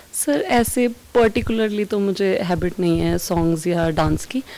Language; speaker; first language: Hindi; native; Hindi